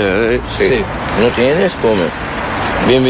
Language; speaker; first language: Spanish; non-native, learner; Arabic